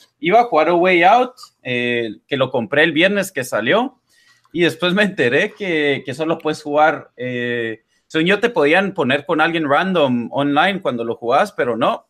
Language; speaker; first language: Spanish; native; Spanish